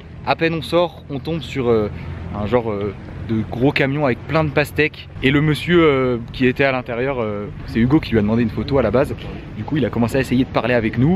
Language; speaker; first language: French; native; French